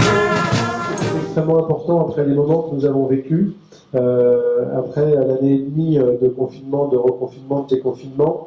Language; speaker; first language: French; native; French